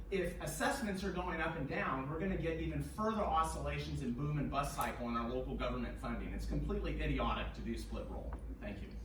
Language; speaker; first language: English; native; English